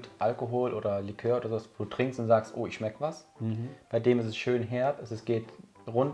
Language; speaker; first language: German; native; German